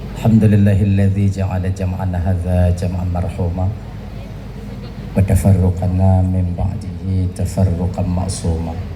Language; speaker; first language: Malay; non-native, local second language; Achinese